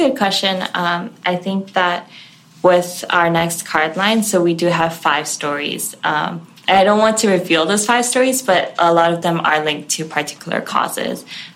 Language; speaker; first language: English; non-native, local second language; Cantonese